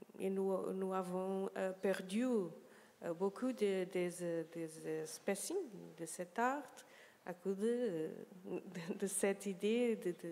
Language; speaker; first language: French; non-native, learner; Portuguese